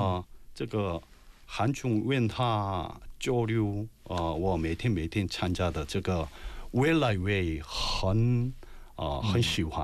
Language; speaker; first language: Chinese; non-native, learner; Korean